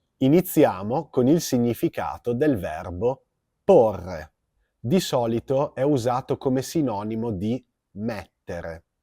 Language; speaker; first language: Italian; native; Italian